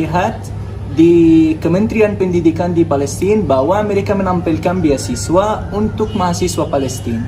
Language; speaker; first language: Indonesian; non-native, fluent; Arabic